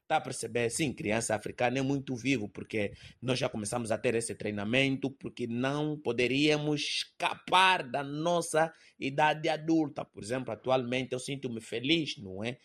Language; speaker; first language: Portuguese; native; Portuguese